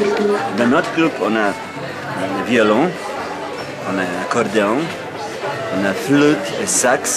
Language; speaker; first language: French; non-native, fluent; Bosnian